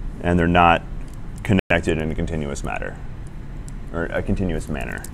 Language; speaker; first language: English; native; English